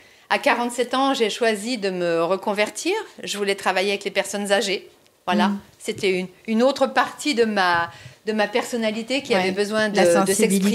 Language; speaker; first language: French; native; French